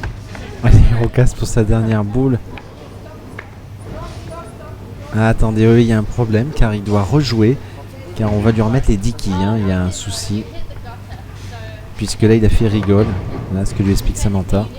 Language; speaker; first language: French; native; French